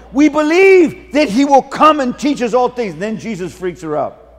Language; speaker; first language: English; early bilingual, other home language; Spanish